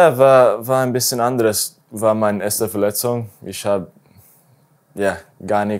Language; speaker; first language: German; non-native, learner; English